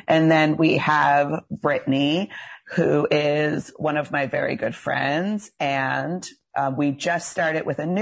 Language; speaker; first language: English; native; English